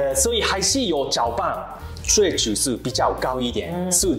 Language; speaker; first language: Chinese; non-native, learner; Japanese